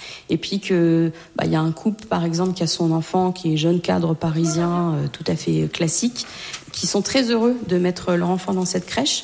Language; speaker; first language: French; native; French